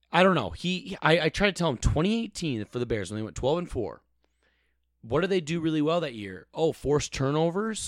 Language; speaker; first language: English; native; English